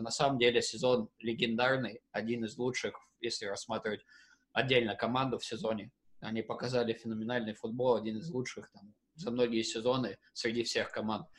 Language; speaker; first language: Russian; native; Russian